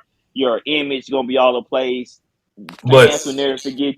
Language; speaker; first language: English; native; English